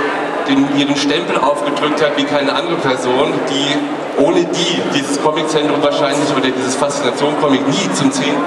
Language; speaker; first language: German; native; German